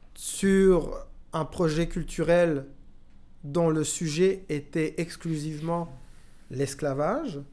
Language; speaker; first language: French; non-native, local second language; Kinyarwanda